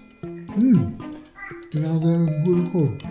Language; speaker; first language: English; non-native, learner; Dutch